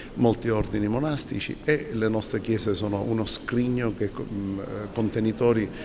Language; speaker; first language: Italian; native; Italian